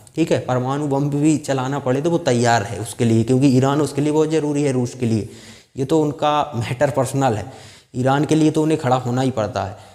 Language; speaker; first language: Hindi; native; Hindi